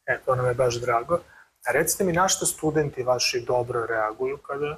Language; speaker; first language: Serbian; native; Serbian